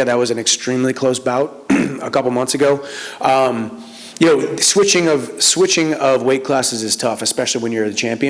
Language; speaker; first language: English; native; English